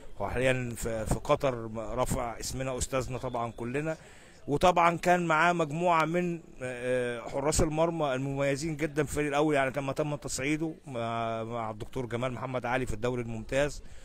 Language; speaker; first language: Egyptian Arabic; native; Egyptian Arabic